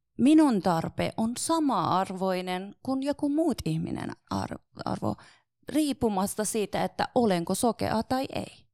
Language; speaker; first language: Finnish; non-native, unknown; Persian